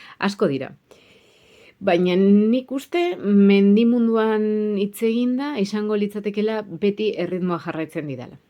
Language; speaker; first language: Basque; native; Basque